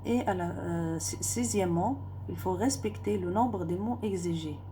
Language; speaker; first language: French; non-native, local second language; Arabic